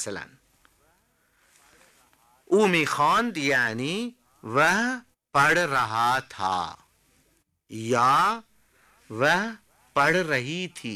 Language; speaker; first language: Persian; non-native, fluent; Hindi